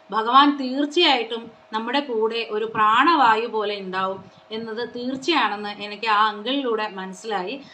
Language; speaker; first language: Malayalam; non-native, local second language; Konkani